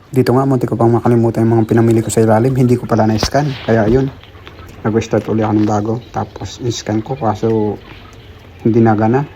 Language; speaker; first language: Filipino; non-native, local second language; Bikol